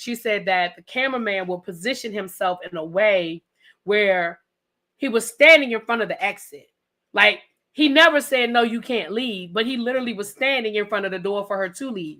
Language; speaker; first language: English; native; English